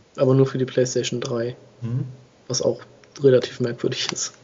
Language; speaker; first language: German; non-native, fluent; English